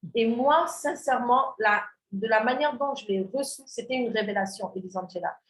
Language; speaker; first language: French; non-native, local second language; Wolof